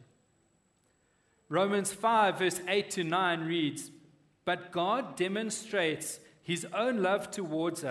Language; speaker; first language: English; native; English